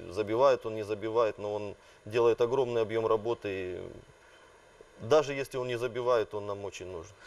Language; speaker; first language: Russian; native; Russian